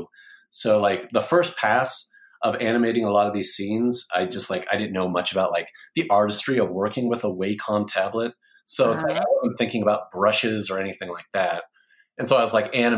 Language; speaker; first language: English; native; English